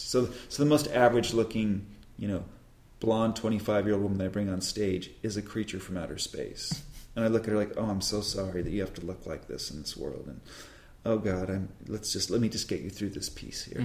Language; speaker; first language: English; native; English